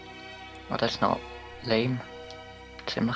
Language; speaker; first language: German; native; German